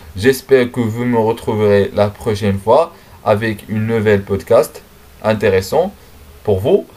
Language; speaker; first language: French; non-native, learner; Arabic